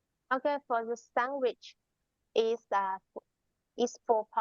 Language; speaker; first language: English; non-native, learner; Vietnamese